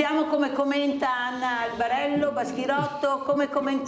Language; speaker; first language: Italian; native; Italian